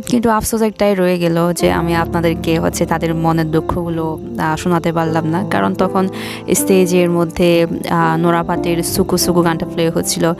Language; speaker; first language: Bangla; non-native, local second language; Chakma